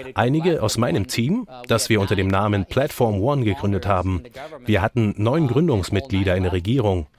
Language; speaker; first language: German; non-native, fluent; French